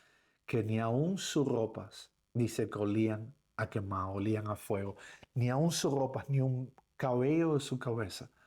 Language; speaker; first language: Spanish; native; Spanish